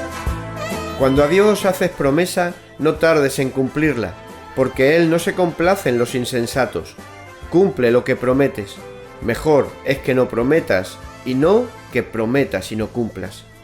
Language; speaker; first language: Spanish; native; Spanish